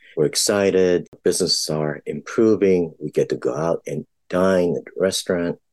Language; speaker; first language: English; non-native, local second language; Filipino